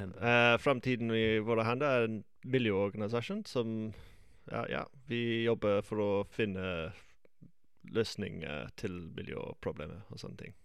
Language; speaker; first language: Norwegian; non-native, fluent; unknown